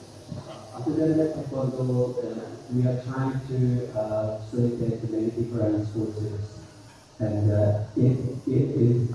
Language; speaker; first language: English; non-native, fluent; Korean